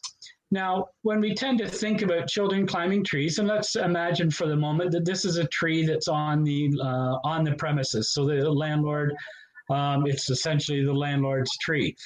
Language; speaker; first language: English; native; English